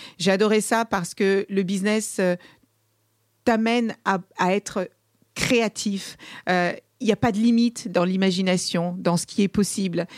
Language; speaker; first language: French; early bilingual, other home language; Kabuverdianu